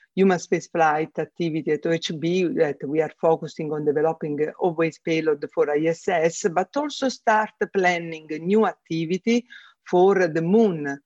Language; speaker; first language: English; non-native, fluent; Italian